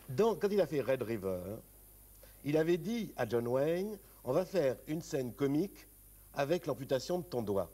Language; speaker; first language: French; native; French